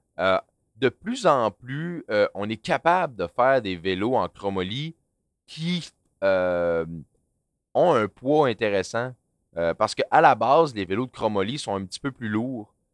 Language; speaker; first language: French; native; French